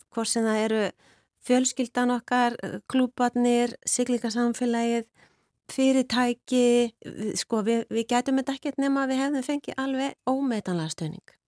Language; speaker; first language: Icelandic; native; Icelandic